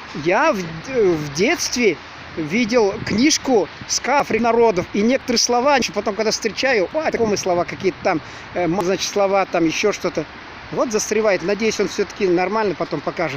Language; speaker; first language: Russian; native; Russian